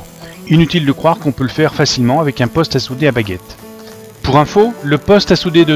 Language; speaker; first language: French; native; French